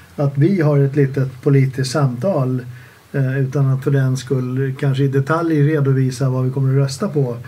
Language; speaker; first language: Swedish; native; Swedish